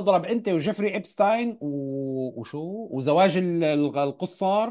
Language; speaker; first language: Arabic; native; Arabic